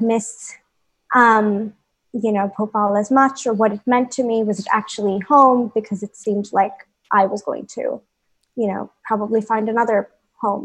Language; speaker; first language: English; non-native, local second language; Hindi